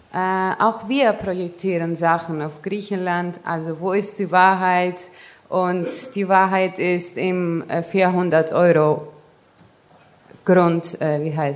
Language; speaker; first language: German; non-native, fluent; Greek